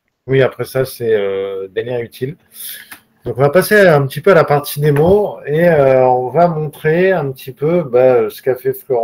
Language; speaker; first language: French; native; French